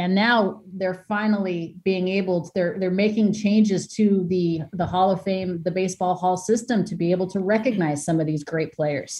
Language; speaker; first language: English; early bilingual, other home language; Spanish